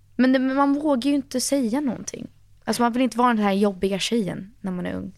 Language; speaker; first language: Swedish; early bilingual, heritage; Swedish